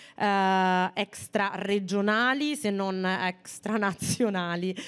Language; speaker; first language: Italian; native; Italian